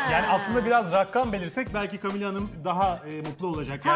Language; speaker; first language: Turkish; native; Turkish